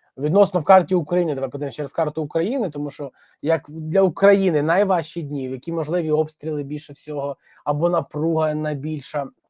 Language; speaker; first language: Ukrainian; non-native, local second language; Russian